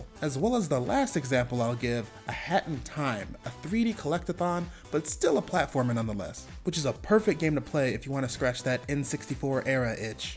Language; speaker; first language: English; native; English